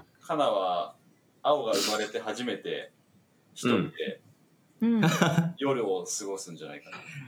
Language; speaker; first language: Japanese; native; Japanese